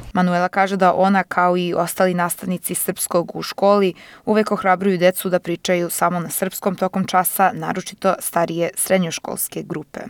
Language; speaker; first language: Serbian; early bilingual, heritage; Serbian